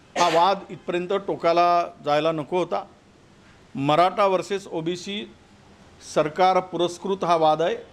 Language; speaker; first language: Marathi; native; Marathi